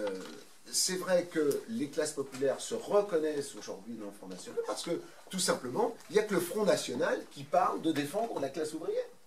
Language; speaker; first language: French; native; French